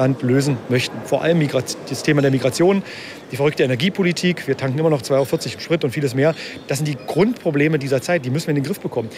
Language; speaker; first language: German; native; German